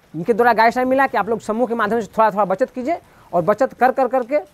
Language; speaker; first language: Hindi; native; Hindi